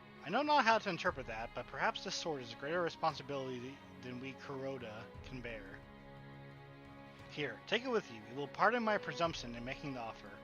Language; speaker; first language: English; native; English